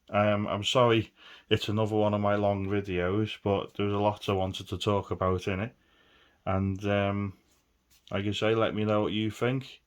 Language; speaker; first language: English; native; English